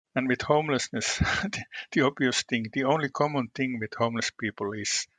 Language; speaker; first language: English; non-native, fluent; Finnish